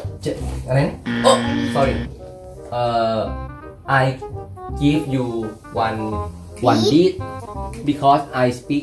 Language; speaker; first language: English; non-native, learner; Thai